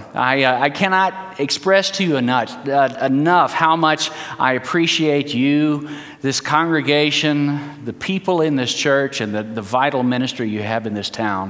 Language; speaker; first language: English; early bilingual, heritage; English